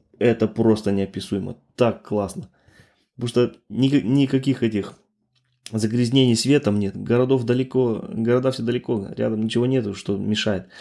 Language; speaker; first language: Russian; native; Russian